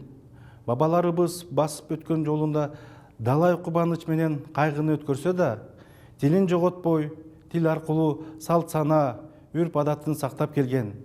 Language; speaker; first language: Kyrgyz; native; Kyrgyz